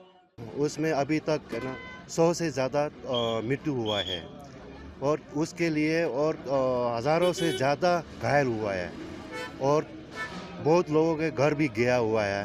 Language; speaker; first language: Hindi; non-native, learner; Tibetan